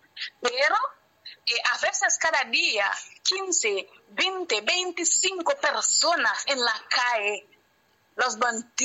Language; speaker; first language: Spanish; non-native, learner; Haitian Creole